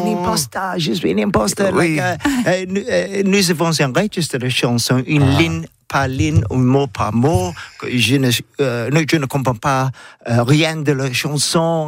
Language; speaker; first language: French; non-native, learner; English